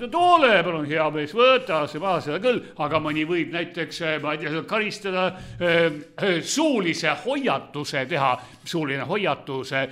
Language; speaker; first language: Estonian; non-native, local second language; Russian